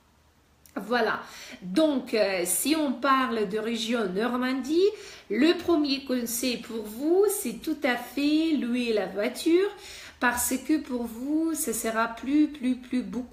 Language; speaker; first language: French; non-native, fluent; Russian